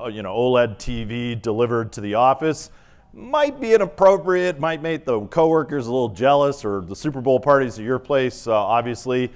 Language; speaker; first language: English; native; English